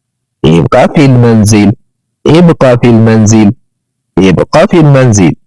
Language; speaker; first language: Arabic; non-native, learner; Amharic